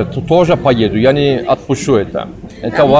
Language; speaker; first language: Russian; non-native, learner; Turkish